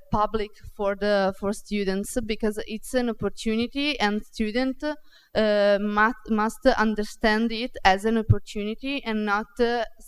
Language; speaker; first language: English; non-native, fluent; Italian